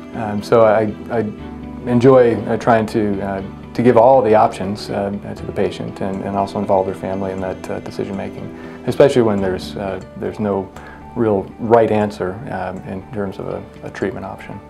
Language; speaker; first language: English; native; English